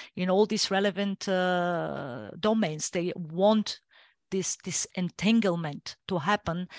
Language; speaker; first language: English; non-native, fluent; Bulgarian